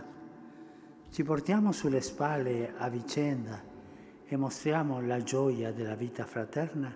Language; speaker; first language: Italian; early bilingual, heritage; Spanish